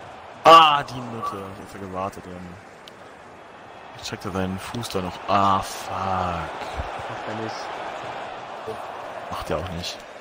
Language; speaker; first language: German; native; German